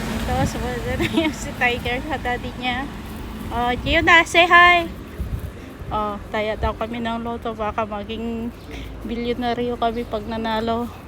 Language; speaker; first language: Filipino; native; Filipino